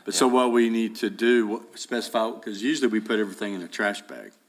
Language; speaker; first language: English; native; English